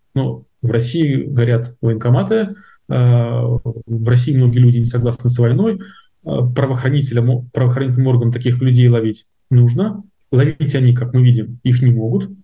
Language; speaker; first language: Russian; native; Russian